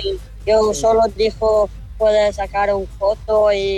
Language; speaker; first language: Spanish; non-native, learner; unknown